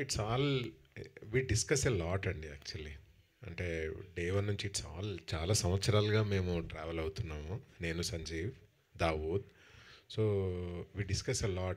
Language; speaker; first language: Telugu; native; Telugu